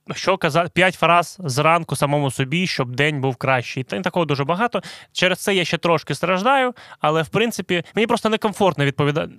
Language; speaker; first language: Ukrainian; non-native, local second language; Russian